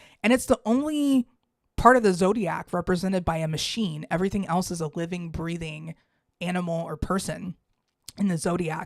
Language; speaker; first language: English; native; English